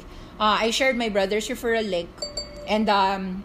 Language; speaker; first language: English; non-native, local second language; Filipino